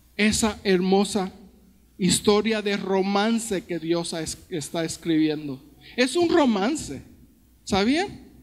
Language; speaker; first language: Spanish; early bilingual, heritage; Spanish